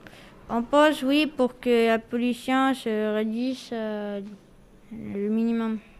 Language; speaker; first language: French; early bilingual, heritage; French